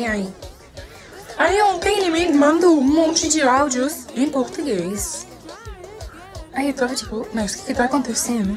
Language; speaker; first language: Portuguese; early bilingual, heritage; Portuguese